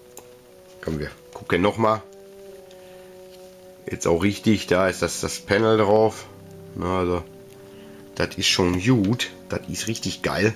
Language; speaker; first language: German; native; German